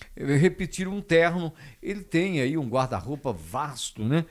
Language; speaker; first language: Portuguese; native; Portuguese